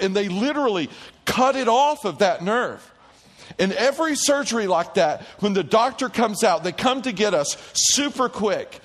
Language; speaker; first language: English; native; English